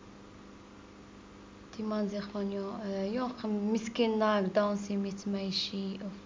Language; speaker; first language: Dutch; non-native, learner; Arabic